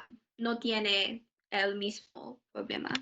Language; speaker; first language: Spanish; non-native, learner; English